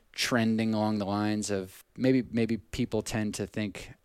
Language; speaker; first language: English; native; English